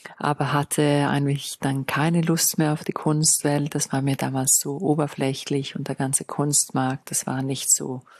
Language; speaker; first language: German; non-native, local second language; Italian